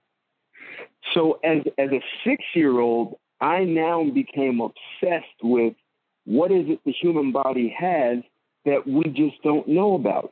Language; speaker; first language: English; native; English